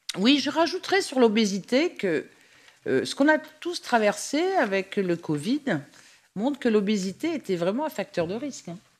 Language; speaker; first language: French; native; French